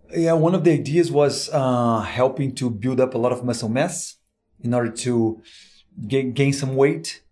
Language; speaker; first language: English; non-native, fluent; Portuguese